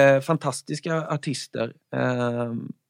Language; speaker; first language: Swedish; native; Swedish